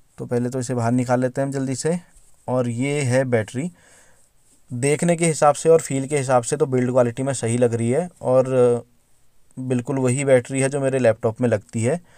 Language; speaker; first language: Hindi; native; Hindi